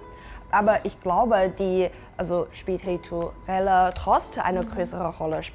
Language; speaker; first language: German; non-native, fluent; Chinese